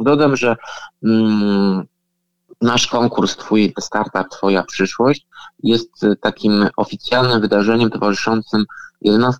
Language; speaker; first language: Polish; native; Polish